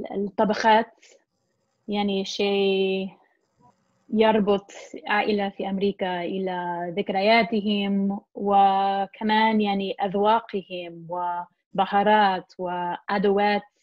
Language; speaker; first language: Arabic; non-native, fluent; English